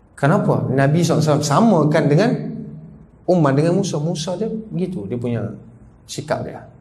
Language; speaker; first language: Malay; native; Malay